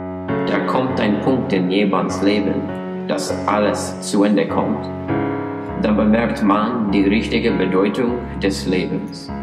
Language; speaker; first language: German; non-native, learner; English